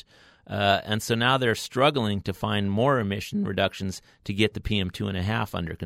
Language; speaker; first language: English; native; English